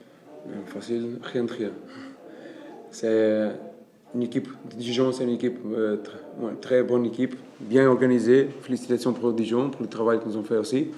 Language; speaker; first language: French; non-native, learner; Portuguese